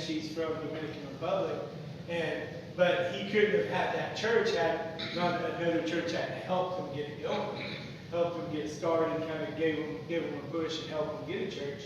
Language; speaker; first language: English; native; English